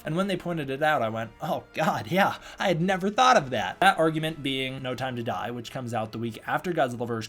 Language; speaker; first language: English; native; English